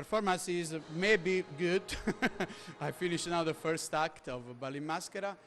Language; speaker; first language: English; non-native, learner; Italian